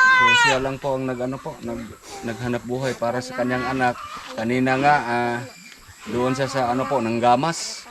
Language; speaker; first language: Filipino; non-native, local second language; Cebuano